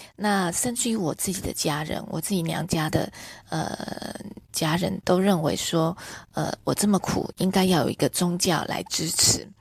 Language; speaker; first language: Chinese; native; Chinese